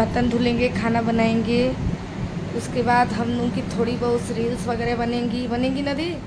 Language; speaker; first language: Hindi; native; Hindi